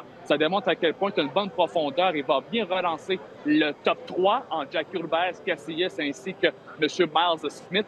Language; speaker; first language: French; native; French